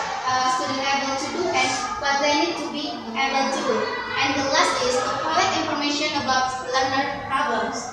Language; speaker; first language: English; non-native, learner; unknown